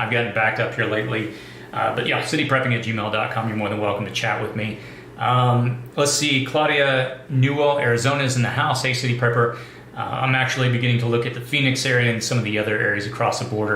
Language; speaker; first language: English; native; English